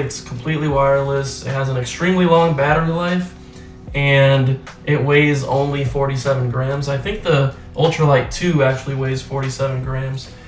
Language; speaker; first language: English; native; English